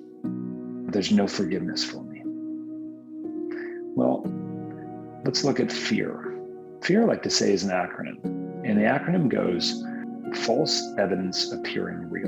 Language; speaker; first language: English; native; English